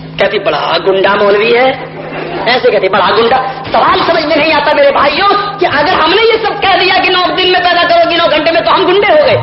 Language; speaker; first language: Urdu; native; Urdu